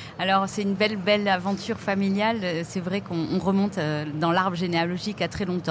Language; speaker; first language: French; native; French